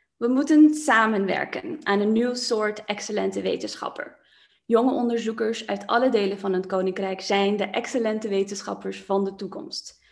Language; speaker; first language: Dutch; non-native, local second language; Papiamento